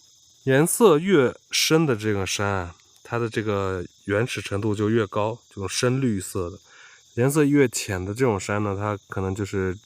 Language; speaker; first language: Chinese; native; Chinese